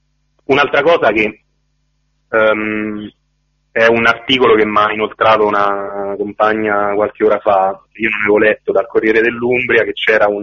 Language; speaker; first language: Italian; native; Italian